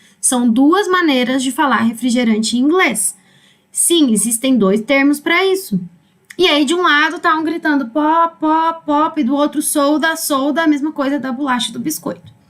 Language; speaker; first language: Portuguese; native; Portuguese